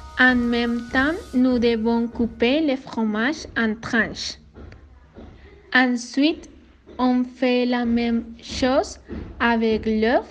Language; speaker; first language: French; non-native, learner; Spanish